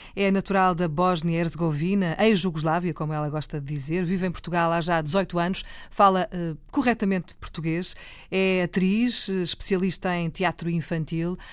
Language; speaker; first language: Portuguese; native; Portuguese